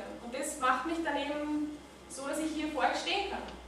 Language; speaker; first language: German; native; German